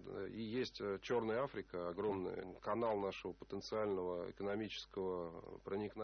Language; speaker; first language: Russian; native; Russian